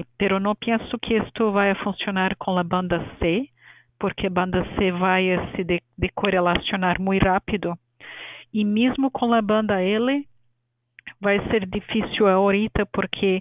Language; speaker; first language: Spanish; non-native, fluent; Portuguese